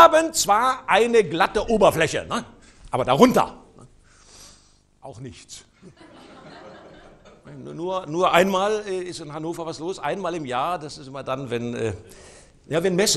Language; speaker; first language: German; native; German